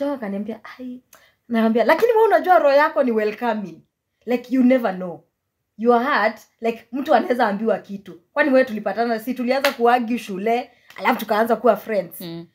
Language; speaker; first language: Swahili; native; Swahili